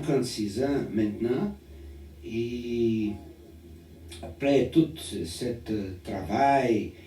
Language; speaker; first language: French; non-native, learner; Portuguese